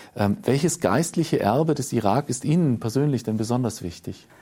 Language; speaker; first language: German; native; German